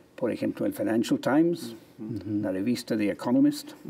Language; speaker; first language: Spanish; non-native, fluent; English